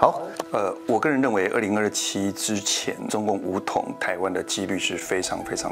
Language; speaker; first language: Chinese; native; Chinese